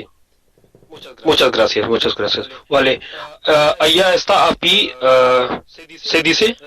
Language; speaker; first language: Spanish; non-native, learner; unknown